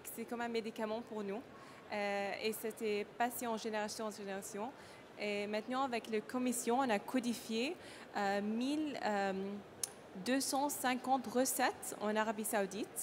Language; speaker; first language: French; non-native, learner; Arabic